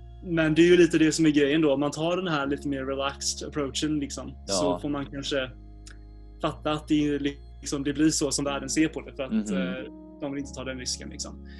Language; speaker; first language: Swedish; native; Swedish